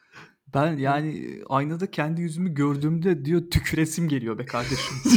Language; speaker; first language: Turkish; native; Turkish